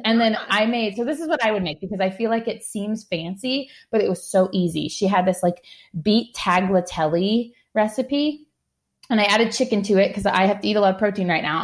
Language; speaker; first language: English; native; English